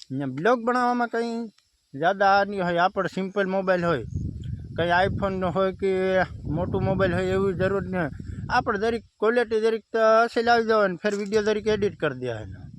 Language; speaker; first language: Gujarati; non-native, local second language; Bhili